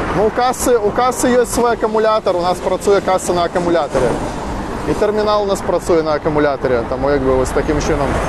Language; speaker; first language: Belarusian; non-native, local second language; Russian